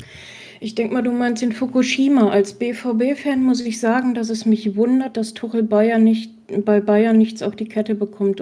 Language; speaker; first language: German; native; German